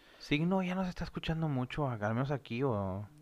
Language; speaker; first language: Spanish; native; Spanish